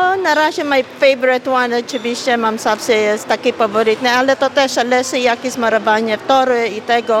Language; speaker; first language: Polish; non-native, learner; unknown